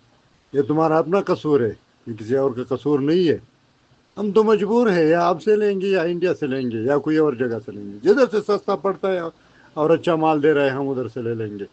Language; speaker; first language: Hindi; non-native, fluent; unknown